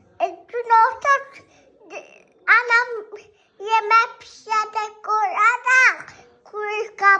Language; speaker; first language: Turkish; non-native, learner; Azerbaijani